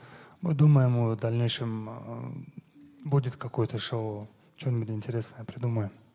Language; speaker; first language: Russian; non-native, local second language; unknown